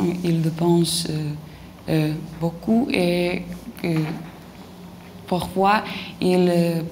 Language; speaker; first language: French; non-native, learner; Lithuanian